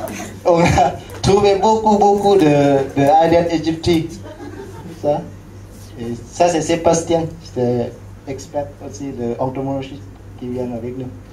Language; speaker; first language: French; non-native, learner; Lao